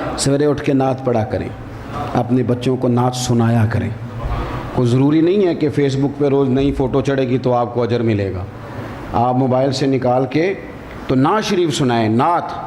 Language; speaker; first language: Urdu; non-native, local second language; Punjabi